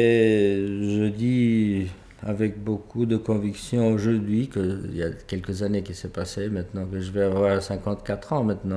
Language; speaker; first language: French; non-native, fluent; Albanian